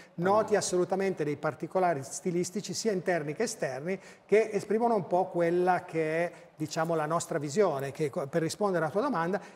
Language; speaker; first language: Italian; native; Italian